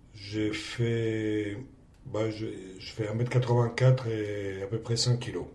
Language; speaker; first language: French; non-native, fluent; Greek